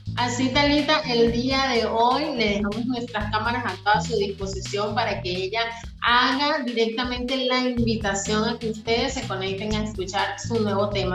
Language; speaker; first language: Spanish; native; Spanish